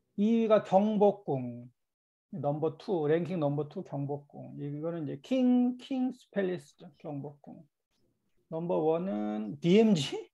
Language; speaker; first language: Korean; native; Korean